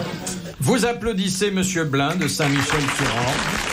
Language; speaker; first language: French; native; French